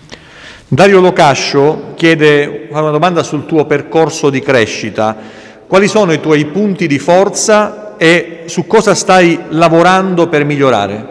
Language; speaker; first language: Italian; native; Italian